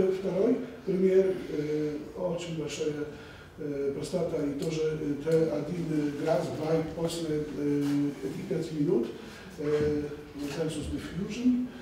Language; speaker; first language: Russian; non-native, fluent; Polish